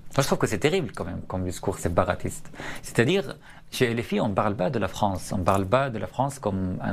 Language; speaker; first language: French; non-native, fluent; Arabic